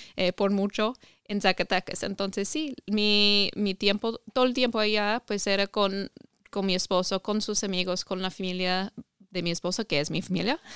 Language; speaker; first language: Spanish; non-native, fluent; English